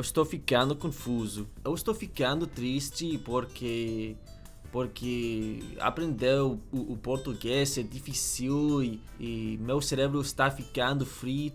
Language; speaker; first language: Portuguese; non-native, learner; English